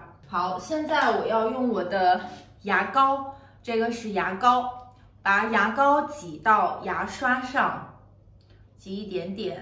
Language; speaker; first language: Chinese; native; Chinese